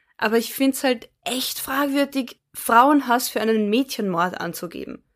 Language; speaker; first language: German; native; German